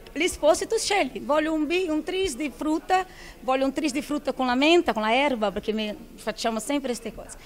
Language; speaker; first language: Italian; non-native, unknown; Portuguese